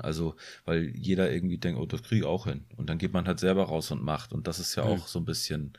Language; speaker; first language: German; native; German